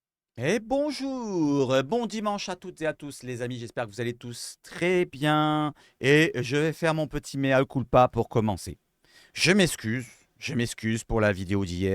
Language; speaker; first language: French; native; French